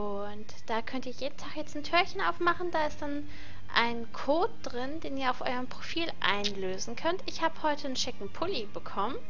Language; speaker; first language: German; native; German